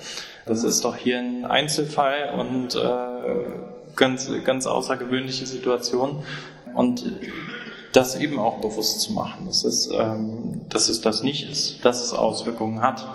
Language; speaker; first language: German; native; German